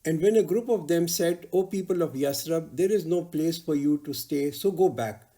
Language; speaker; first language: English; non-native, local second language; Urdu